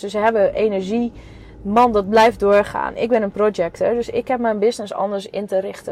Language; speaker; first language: Dutch; native; Dutch